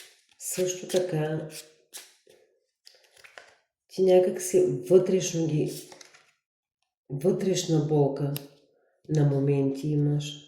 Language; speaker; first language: Bulgarian; native; Bulgarian